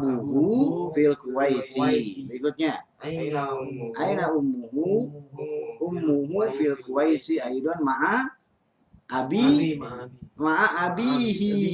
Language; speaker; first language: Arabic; non-native, fluent; Indonesian